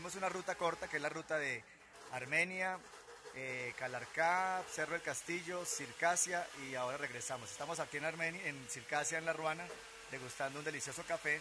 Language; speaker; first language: Spanish; native; Spanish